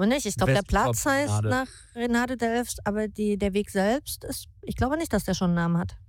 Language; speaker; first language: German; native; German